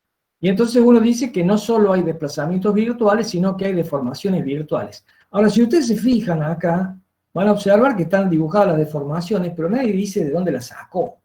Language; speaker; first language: Spanish; native; Spanish